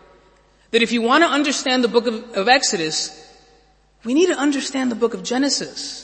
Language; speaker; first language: English; native; English